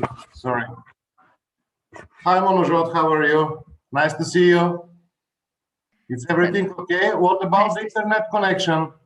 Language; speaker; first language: English; non-native, fluent; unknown